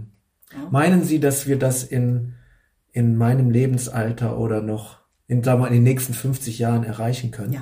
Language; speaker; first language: German; native; German